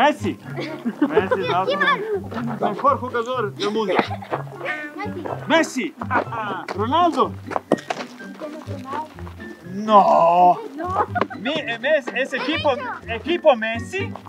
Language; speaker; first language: Spanish; non-native, learner; Serbian